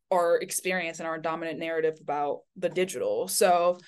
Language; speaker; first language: English; early bilingual, other home language; Chinese